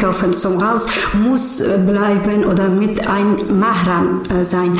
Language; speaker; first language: German; non-native, learner; Persian